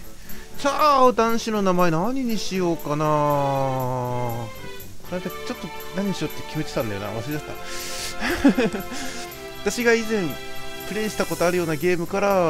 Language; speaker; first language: Japanese; native; Japanese